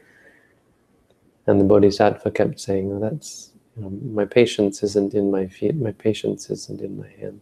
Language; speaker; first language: English; native; English